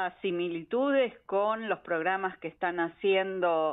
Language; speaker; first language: Spanish; native; Spanish